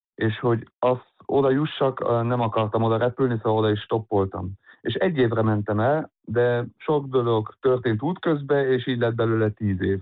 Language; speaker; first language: Hungarian; early bilingual, heritage; Hungarian